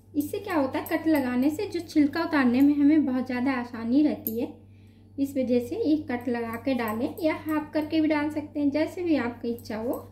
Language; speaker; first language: Hindi; native; Hindi